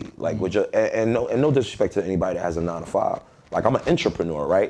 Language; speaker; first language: English; native; English